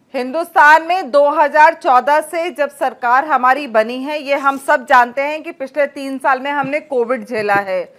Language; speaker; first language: Hindi; native; Hindi